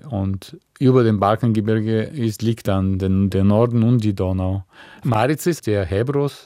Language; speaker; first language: German; non-native, fluent; Bulgarian